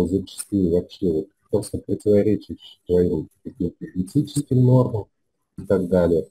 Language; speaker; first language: Russian; native; Russian